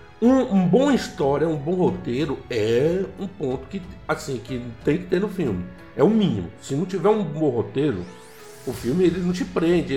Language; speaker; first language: Portuguese; native; Portuguese